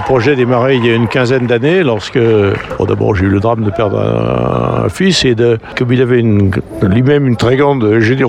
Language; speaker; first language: French; native; French